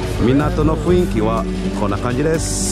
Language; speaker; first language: Japanese; non-native, fluent; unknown